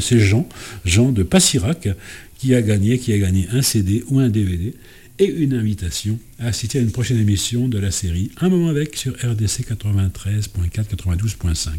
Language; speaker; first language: French; native; French